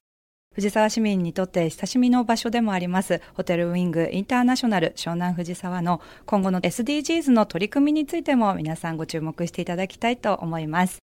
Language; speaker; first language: Japanese; native; Japanese